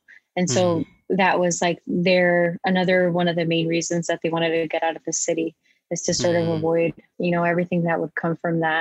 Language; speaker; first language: English; native; English